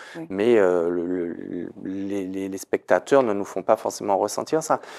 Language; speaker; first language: French; native; French